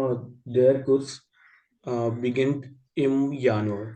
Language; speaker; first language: German; non-native, learner; Malayalam